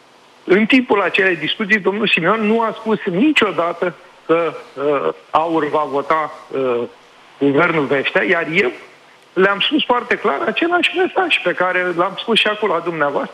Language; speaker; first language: Romanian; native; Romanian